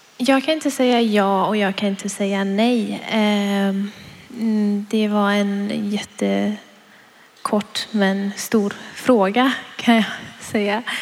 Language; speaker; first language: Swedish; non-native, fluent; Persian